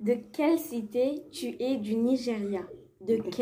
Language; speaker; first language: French; non-native, fluent; Spanish